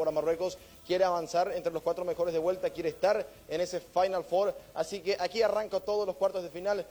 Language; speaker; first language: Spanish; native; Spanish